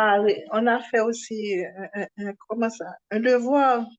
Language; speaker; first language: French; non-native, local second language; Haitian Creole